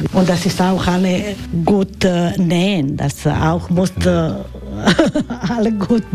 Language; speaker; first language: German; non-native, learner; Croatian